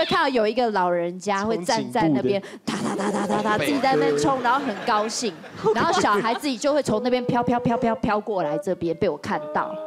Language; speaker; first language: Chinese; native; Chinese